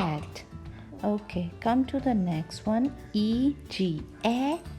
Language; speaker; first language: English; non-native, local second language; Hindi